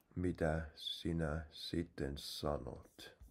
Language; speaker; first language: Finnish; non-native, fluent; English